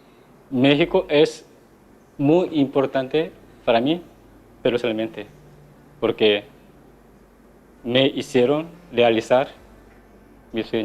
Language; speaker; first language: Spanish; non-native, learner; Korean